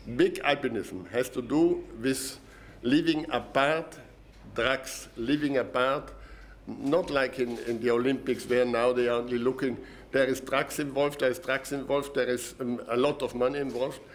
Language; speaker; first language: English; non-native, fluent; German